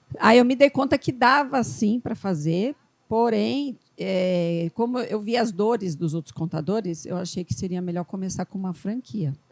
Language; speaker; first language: Portuguese; early bilingual, other home language; Spanish